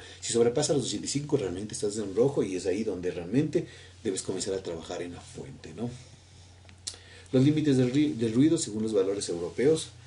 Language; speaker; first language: Spanish; native; Spanish